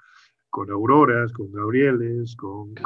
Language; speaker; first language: Spanish; native; Spanish